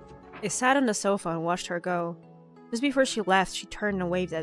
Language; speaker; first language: English; non-native, fluent; Polish